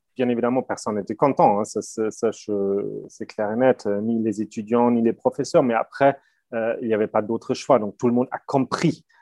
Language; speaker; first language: French; non-native, fluent; German